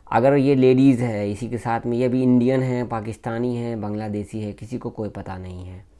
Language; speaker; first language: Hindi; native; Hindi